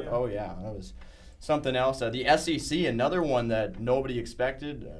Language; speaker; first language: English; native; English